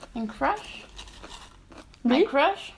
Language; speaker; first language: Dutch; non-native, learner; Spanish